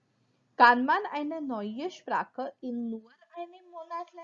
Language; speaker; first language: German; non-native, fluent; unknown